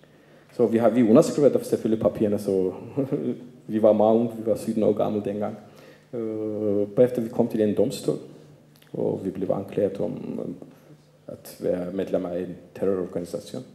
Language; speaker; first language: Danish; non-native, fluent; Turkish